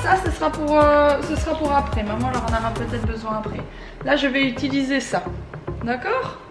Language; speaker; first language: French; native; French